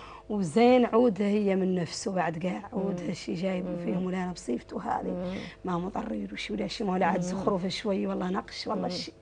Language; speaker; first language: Arabic; native; Arabic